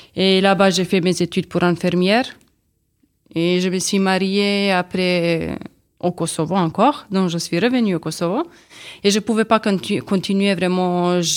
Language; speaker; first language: French; non-native, learner; Serbian